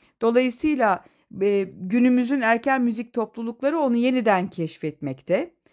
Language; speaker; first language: Turkish; native; Turkish